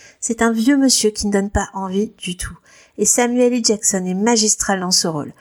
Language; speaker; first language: French; native; French